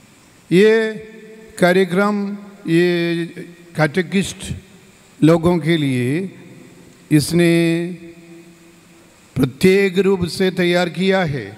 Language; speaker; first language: Hindi; non-native, local second language; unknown